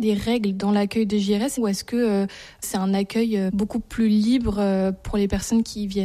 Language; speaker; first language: French; native; French